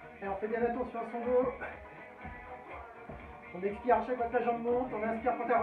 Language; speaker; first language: French; native; French